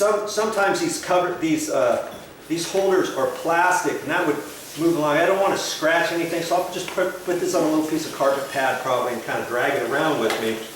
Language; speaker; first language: English; native; English